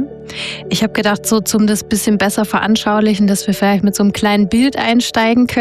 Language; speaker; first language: German; native; German